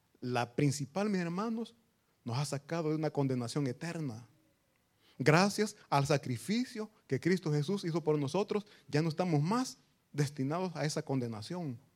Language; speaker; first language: Spanish; native; Spanish